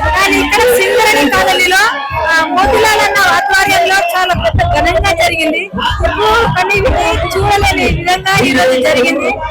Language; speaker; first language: Telugu; non-native, local second language; Lambadi